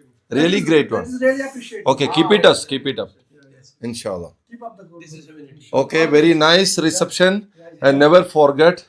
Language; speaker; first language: English; non-native, local second language; Malayalam